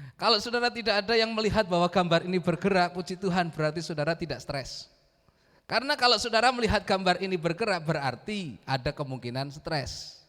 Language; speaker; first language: Indonesian; native; Indonesian